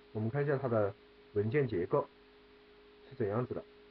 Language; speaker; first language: Chinese; native; Chinese